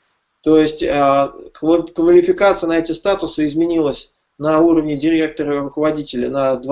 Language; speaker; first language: Russian; native; Russian